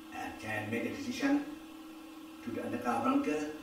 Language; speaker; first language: English; non-native, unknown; Thai